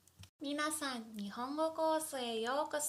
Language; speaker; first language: Japanese; non-native, fluent; English